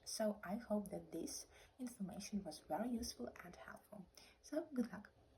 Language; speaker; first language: English; non-native, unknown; Ukrainian